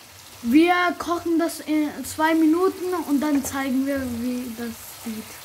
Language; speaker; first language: German; early bilingual, other home language; Urdu